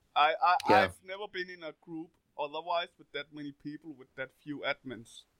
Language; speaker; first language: English; non-native, fluent; Danish